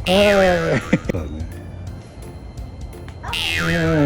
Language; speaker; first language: Japanese; native; Japanese